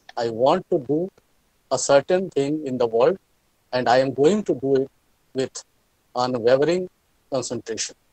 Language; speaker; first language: English; non-native, local second language; Hindi